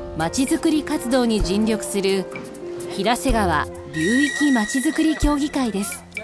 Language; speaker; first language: Japanese; native; Japanese